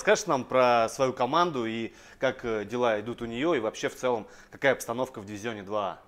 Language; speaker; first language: Russian; native; Russian